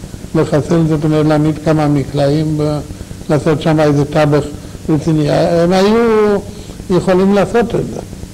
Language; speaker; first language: Hebrew; non-native, fluent; Romanian